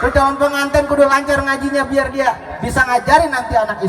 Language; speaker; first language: Indonesian; native; Indonesian